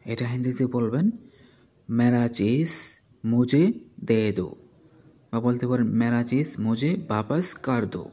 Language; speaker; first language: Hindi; non-native, learner; Bangla